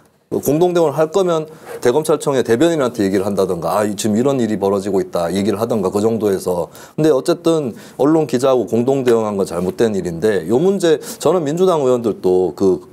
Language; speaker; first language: Korean; native; Korean